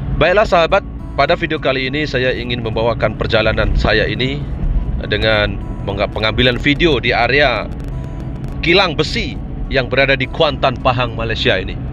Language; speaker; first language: Indonesian; native; Indonesian